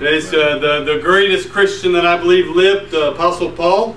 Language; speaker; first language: English; native; English